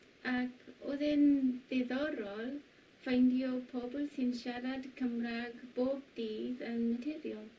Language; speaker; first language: Welsh; non-native, learner; English